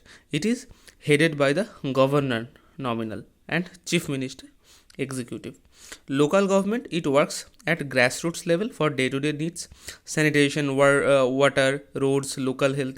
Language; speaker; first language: English; non-native, local second language; Hindi